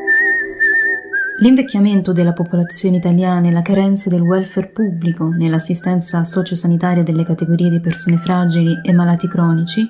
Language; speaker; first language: Italian; early bilingual, other home language; Filipino